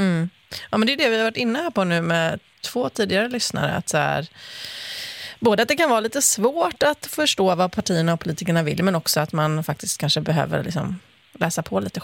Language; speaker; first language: Swedish; native; Swedish